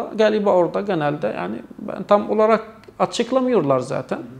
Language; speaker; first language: Turkish; non-native, fluent; Arabic